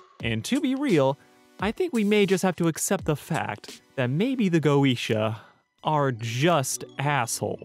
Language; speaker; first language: English; native; English